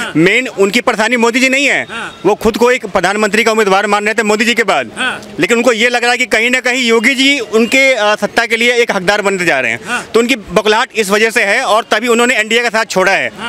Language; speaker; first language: Hindi; native; Hindi